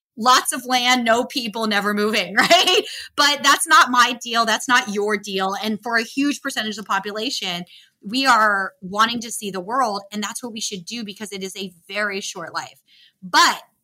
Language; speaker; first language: English; native; English